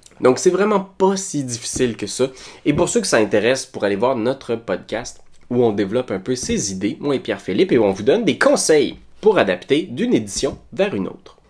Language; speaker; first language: French; native; French